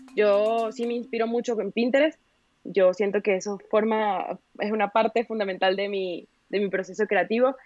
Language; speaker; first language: Spanish; native; Spanish